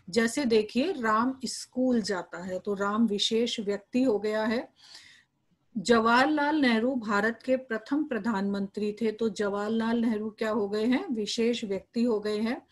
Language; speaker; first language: Hindi; native; Hindi